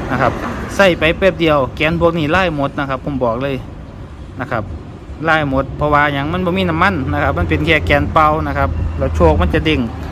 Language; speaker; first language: Thai; native; Thai